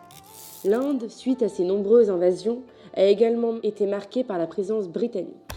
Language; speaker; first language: French; native; French